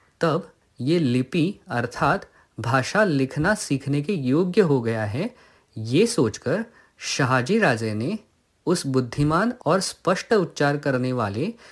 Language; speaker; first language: Hindi; non-native, local second language; Marathi